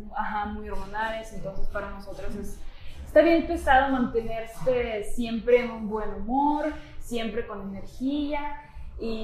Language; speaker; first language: Spanish; non-native, fluent; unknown